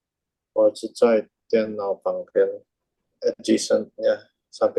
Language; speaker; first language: Chinese; non-native, learner; Indonesian